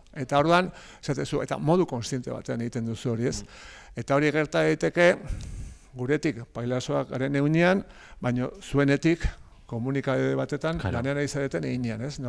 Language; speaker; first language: Basque; native; Basque